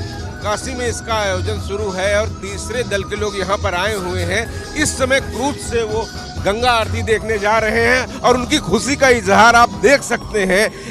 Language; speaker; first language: Hindi; native; Hindi